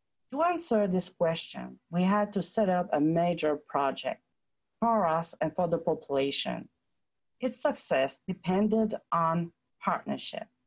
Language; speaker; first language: English; non-native, fluent; French